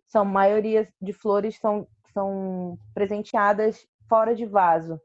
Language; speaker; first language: Portuguese; native; Portuguese